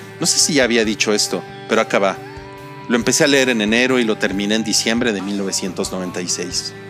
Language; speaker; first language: Spanish; native; Spanish